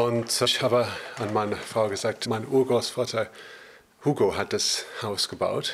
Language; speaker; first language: German; non-native, fluent; English